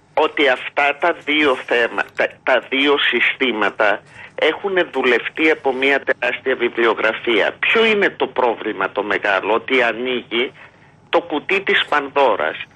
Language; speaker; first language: Greek; native; Greek